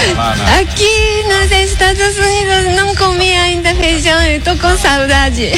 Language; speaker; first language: Portuguese; non-native, learner; Japanese